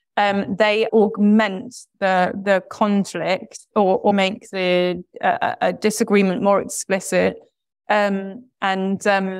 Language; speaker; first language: English; native; English